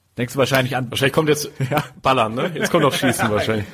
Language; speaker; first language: German; native; German